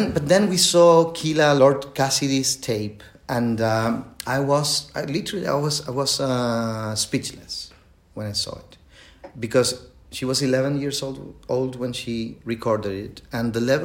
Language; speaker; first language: English; non-native, fluent; Spanish